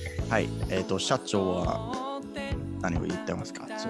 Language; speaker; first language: Japanese; non-native, fluent; English